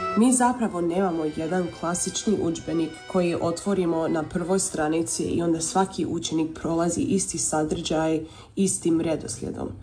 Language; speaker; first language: Serbian; early bilingual, heritage; Croatian